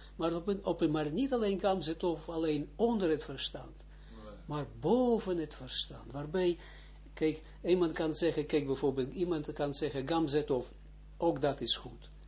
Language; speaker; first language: Dutch; non-native, fluent; Hebrew